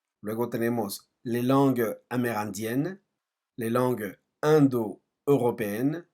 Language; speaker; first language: French; non-native, fluent; Spanish